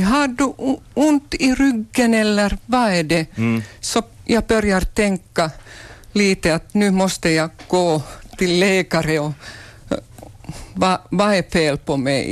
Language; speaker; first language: Swedish; non-native, local second language; Finnish